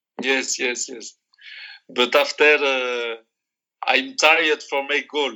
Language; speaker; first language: English; non-native, learner; Arabic